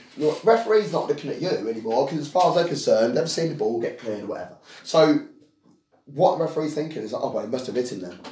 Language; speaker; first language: English; native; English